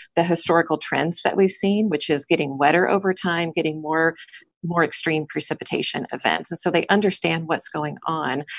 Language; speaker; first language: English; native; English